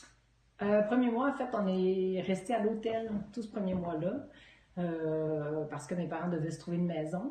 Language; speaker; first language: French; native; French